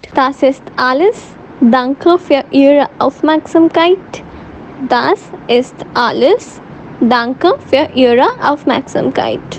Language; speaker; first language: German; non-native, learner; Hindi